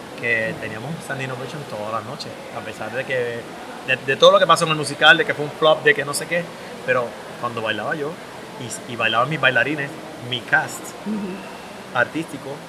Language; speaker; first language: Spanish; native; Spanish